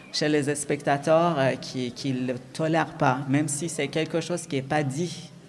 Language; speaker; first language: French; non-native, fluent; Persian